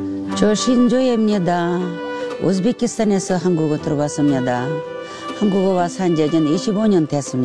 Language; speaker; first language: Korean; early bilingual, heritage; Russian